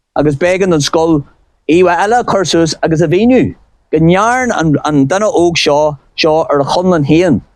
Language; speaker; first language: Irish; non-native, local second language; English